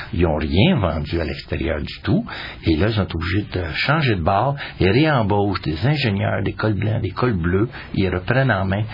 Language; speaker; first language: French; native; French